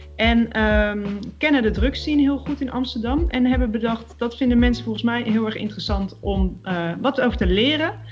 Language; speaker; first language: Dutch; native; Dutch